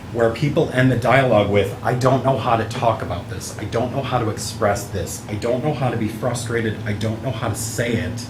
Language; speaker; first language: English; early bilingual, other home language; Italian